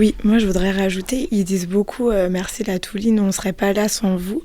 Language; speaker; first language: French; native; French